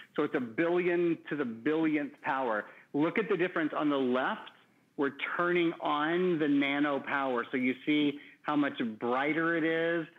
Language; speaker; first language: English; native; English